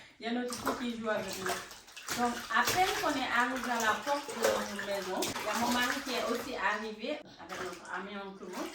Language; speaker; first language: French; non-native, local second language; Wolof